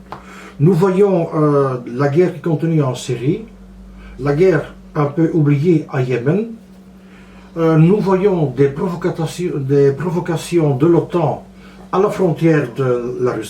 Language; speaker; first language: French; non-native, local second language; Dutch